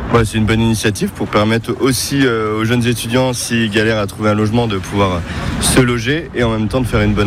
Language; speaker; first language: French; native; French